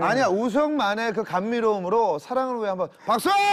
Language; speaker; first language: Korean; native; Korean